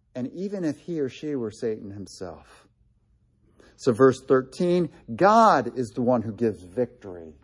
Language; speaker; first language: English; native; English